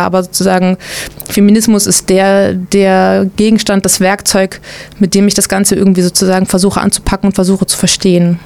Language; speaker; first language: German; native; German